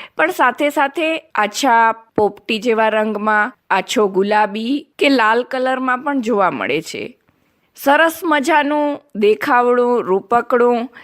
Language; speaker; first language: Gujarati; non-native, local second language; Kachhi